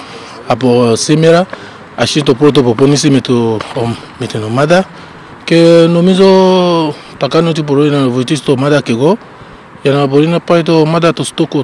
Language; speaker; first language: Greek; non-native, learner; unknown